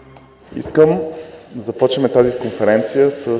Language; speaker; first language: Bulgarian; native; Bulgarian